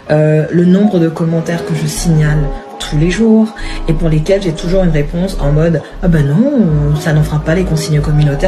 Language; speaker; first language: French; native; French